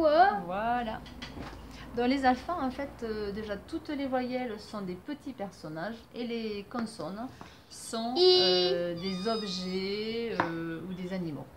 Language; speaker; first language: French; native; French